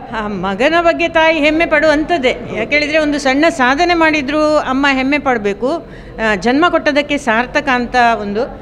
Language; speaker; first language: Kannada; non-native, local second language; Konkani